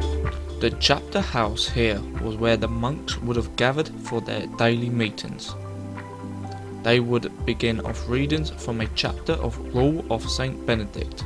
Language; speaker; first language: English; non-native, fluent; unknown